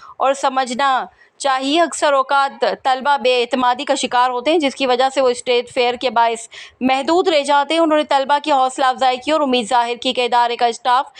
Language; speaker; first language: Urdu; non-native, local second language; Baluchi